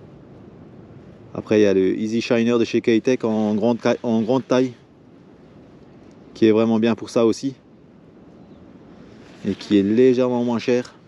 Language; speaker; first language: French; native; French